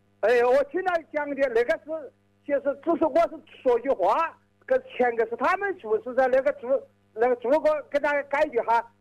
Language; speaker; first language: Chinese; native; Chinese